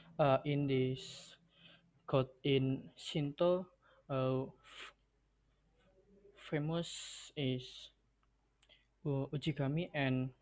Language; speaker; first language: English; non-native, learner; Indonesian